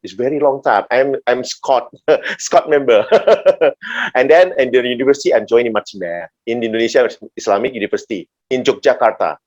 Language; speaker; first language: English; non-native, learner; Indonesian